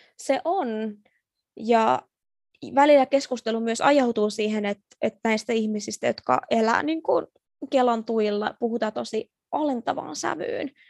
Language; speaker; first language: Finnish; early bilingual, other home language; Persian